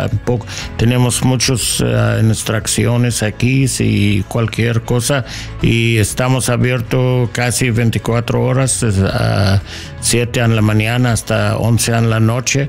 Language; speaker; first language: Spanish; non-native, learner; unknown